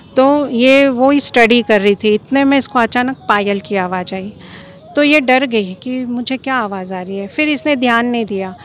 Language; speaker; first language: Hindi; non-native, local second language; Marathi